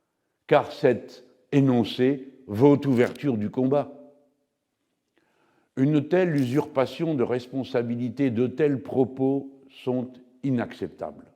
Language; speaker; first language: French; native; French